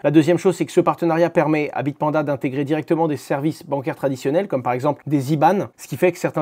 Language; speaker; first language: French; native; French